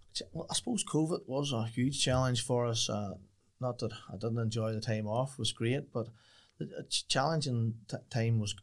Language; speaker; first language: English; native; English